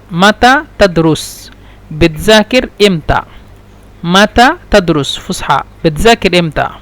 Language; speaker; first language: Egyptian Arabic; non-native, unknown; Bangla